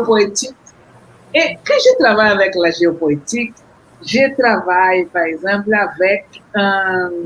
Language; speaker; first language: French; non-native, fluent; Portuguese